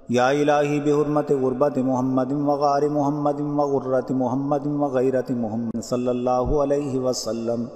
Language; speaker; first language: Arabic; non-native, learner; Urdu